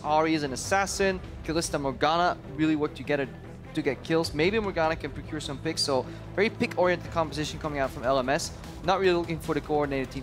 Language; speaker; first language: English; native; English